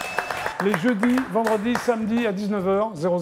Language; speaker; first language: French; native; French